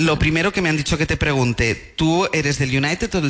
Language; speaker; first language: Spanish; native; Spanish